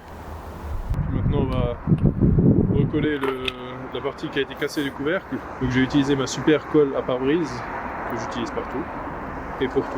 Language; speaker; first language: French; native; French